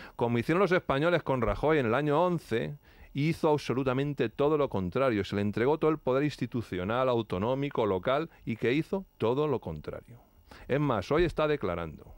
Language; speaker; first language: Spanish; native; Spanish